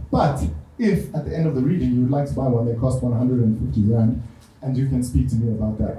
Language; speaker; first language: English; non-native, local second language; Afrikaans